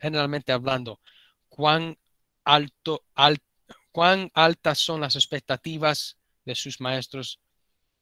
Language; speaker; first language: Spanish; early bilingual, heritage; Spanish